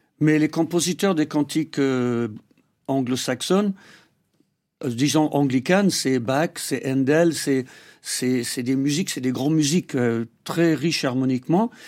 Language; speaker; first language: French; non-native, fluent; English